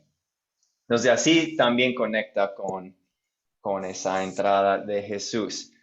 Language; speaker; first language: Spanish; non-native, fluent; English